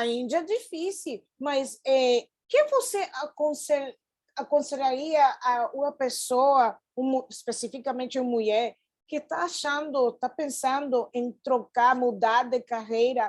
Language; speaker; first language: Portuguese; non-native, fluent; Spanish